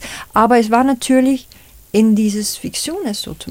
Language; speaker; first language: German; non-native, fluent; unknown